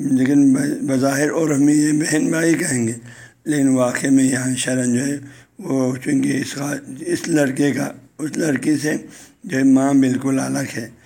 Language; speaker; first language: Urdu; non-native, local second language; Balti